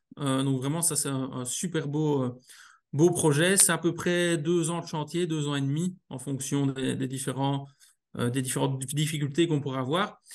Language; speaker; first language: French; native; French